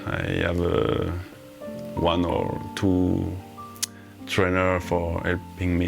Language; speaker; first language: English; non-native, learner; French